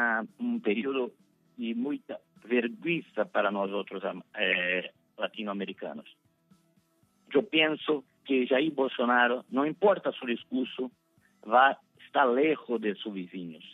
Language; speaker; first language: Spanish; non-native, fluent; Portuguese